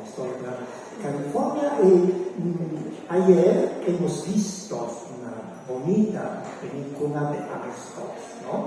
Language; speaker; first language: Spanish; non-native, learner; Italian